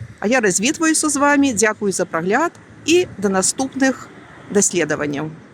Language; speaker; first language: Belarusian; native; Belarusian